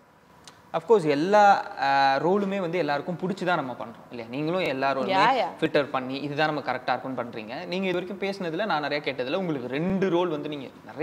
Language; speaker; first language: Tamil; native; Tamil